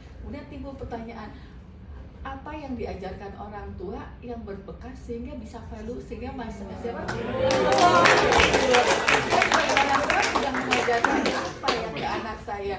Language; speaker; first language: Indonesian; native; Indonesian